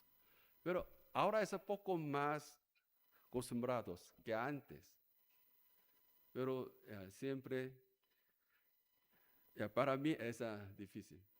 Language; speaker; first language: Spanish; non-native, learner; Korean